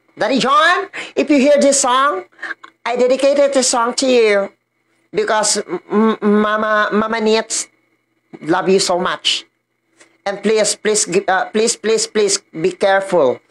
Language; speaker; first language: English; non-native, learner; Filipino